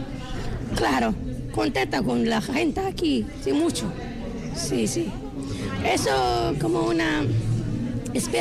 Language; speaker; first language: Spanish; non-native, learner; Arabic